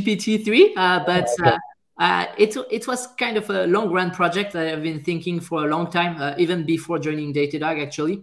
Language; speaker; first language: English; non-native, fluent; French